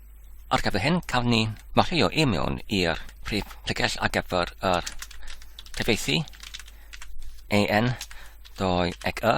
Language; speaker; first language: Welsh; non-native, learner; English